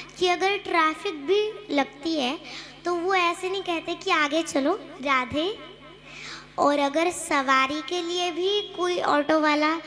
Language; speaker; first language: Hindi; non-native, local second language; Marathi